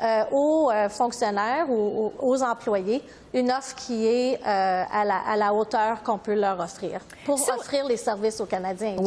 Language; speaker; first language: French; native; French